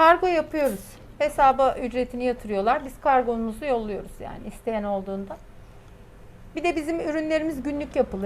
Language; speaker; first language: Turkish; native; Turkish